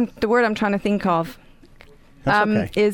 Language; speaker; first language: English; native; English